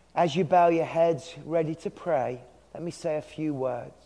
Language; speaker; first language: English; native; English